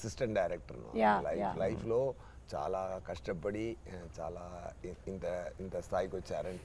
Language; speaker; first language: Telugu; non-native, learner; Tamil